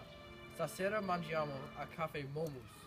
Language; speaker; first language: Italian; non-native, learner; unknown